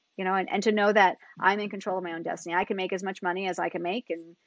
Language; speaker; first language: English; native; English